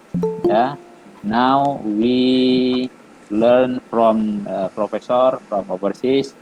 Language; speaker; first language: English; non-native, learner; Indonesian